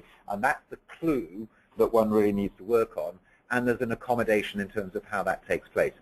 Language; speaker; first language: English; native; English